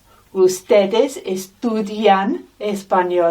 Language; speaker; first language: Spanish; non-native, fluent; English